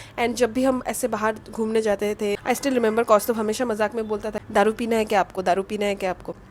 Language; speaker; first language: Hindi; non-native, local second language; Bangla